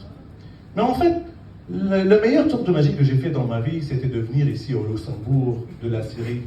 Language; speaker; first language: French; non-native, fluent; Arabic